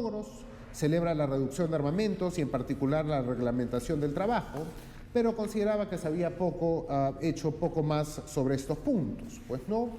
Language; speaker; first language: Spanish; native; Spanish